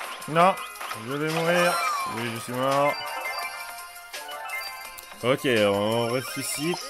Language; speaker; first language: French; native; French